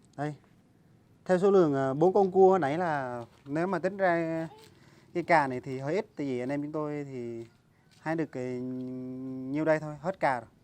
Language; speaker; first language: Vietnamese; non-native, local second language; Jarai